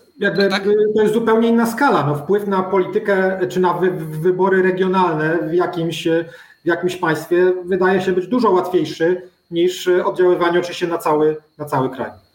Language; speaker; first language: Polish; native; Polish